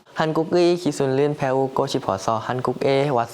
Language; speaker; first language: Korean; non-native, learner; Thai